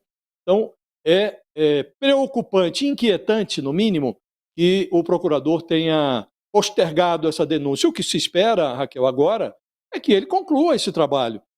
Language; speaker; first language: Portuguese; native; Portuguese